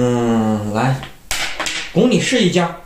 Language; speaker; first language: Chinese; native; Chinese